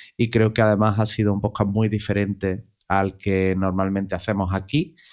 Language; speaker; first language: Spanish; native; Spanish